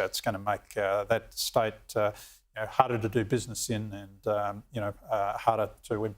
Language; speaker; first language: English; native; English